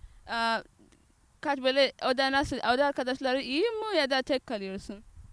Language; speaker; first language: Turkish; non-native, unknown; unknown